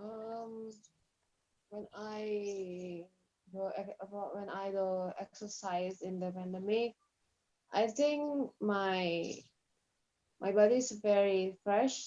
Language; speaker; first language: English; non-native, learner; Indonesian